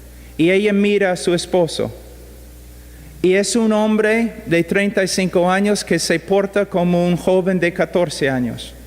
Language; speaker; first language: Spanish; non-native, fluent; English